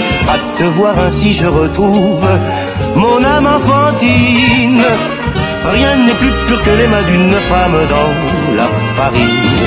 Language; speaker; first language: French; non-native, fluent; Portuguese